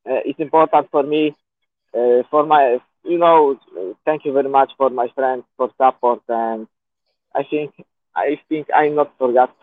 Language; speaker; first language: English; non-native, learner; Polish